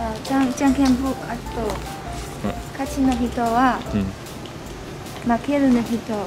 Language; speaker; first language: Japanese; non-native, learner; Chinese